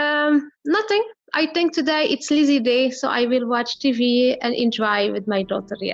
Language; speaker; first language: English; non-native, learner; Arabic